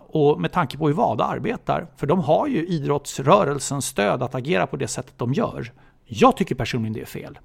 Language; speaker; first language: Swedish; native; Swedish